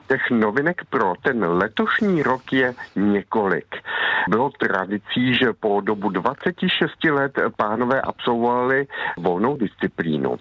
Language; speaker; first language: Czech; native; Czech